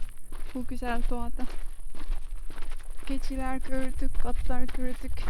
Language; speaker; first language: Turkish; non-native, learner; Estonian